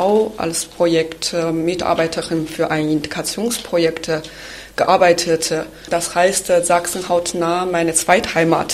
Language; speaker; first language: German; non-native, fluent; Chinese